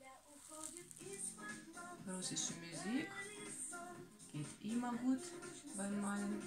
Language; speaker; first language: German; non-native, learner; Russian